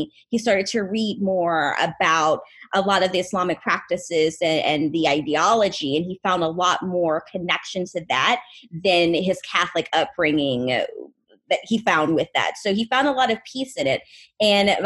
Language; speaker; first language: English; native; English